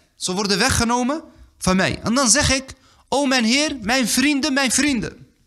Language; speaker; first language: Dutch; early bilingual, other home language; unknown